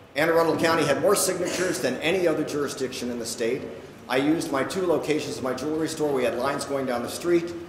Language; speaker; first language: English; native; English